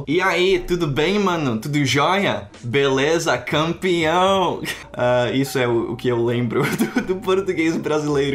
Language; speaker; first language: Portuguese; non-native, fluent; Czech